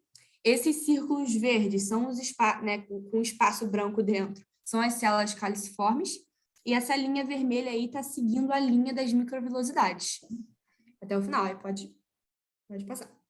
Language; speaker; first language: Portuguese; native; Portuguese